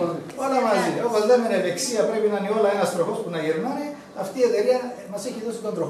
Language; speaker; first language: Greek; native; Greek